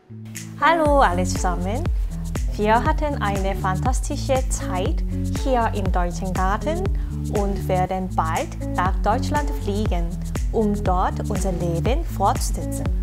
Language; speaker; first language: German; non-native, learner; Korean